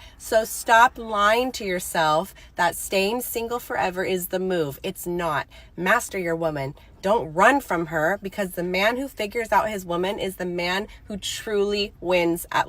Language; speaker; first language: English; native; English